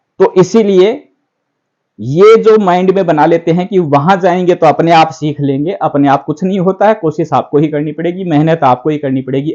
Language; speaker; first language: Hindi; native; Hindi